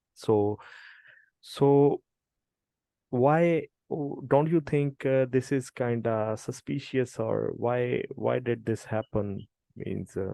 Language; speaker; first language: English; non-native, local second language; Punjabi